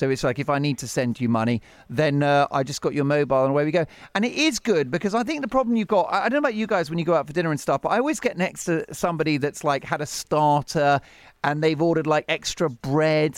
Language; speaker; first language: English; native; English